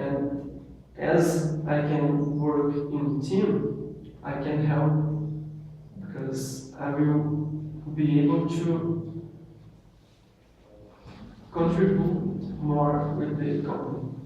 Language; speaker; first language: English; non-native, learner; Portuguese